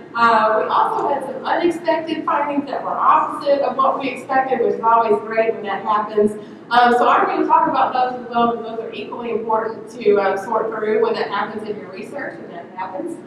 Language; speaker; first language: English; native; English